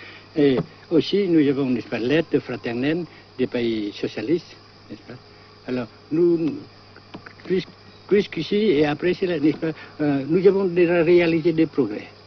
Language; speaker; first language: French; non-native, fluent; Vietnamese